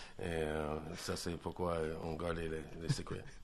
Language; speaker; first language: French; non-native, learner; English